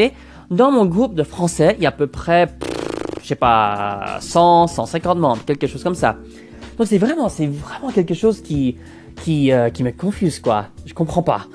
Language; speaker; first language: French; non-native, fluent; English